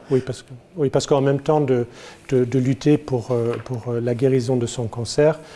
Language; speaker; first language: French; non-native, fluent; German